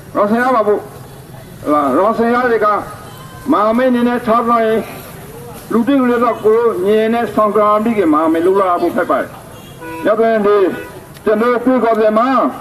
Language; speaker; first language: Burmese; native; Burmese